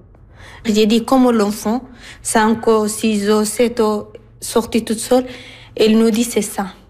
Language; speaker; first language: French; non-native, learner; Arabic